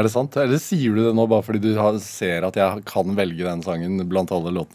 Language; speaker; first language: Norwegian; native; Norwegian